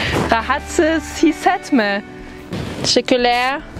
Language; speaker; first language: Turkish; non-native, learner; German